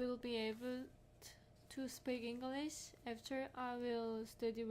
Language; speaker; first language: English; non-native, learner; Korean